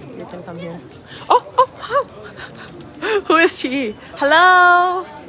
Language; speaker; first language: English; non-native, learner; Thai